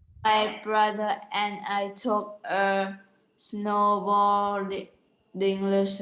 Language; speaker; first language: English; non-native, learner; Vietnamese